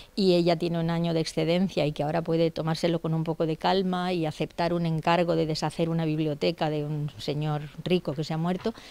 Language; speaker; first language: Spanish; native; Spanish